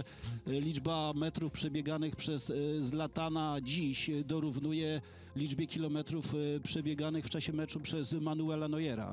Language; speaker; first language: Polish; native; Polish